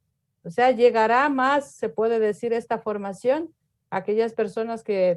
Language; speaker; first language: Spanish; native; Spanish